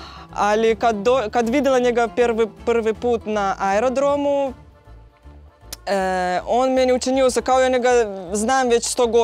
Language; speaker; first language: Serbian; non-native, learner; Russian